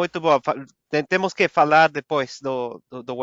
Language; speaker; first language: Portuguese; non-native, fluent; Spanish